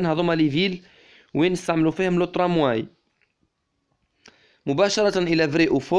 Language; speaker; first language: Arabic; native; Arabic